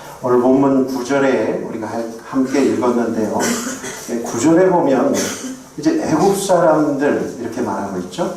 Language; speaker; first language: Korean; native; Korean